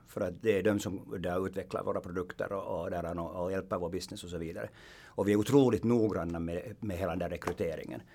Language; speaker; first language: Swedish; non-native, local second language; Finnish